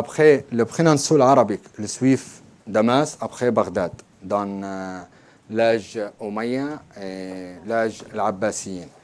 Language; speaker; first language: French; non-native, learner; Arabic